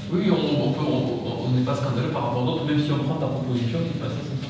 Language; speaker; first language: French; native; French